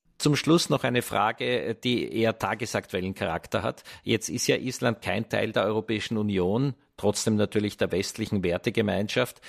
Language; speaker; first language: German; native; German